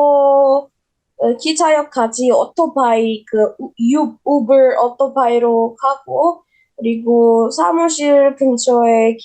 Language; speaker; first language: Korean; non-native, learner; Indonesian